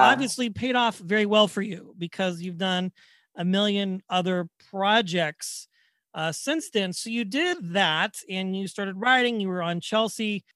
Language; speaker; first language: English; native; English